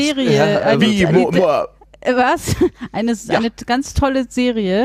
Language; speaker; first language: German; native; German